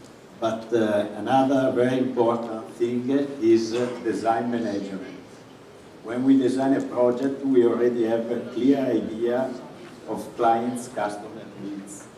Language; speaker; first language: English; non-native, fluent; Italian